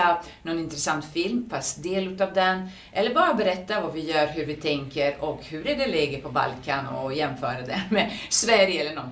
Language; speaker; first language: Swedish; non-native, fluent; Serbian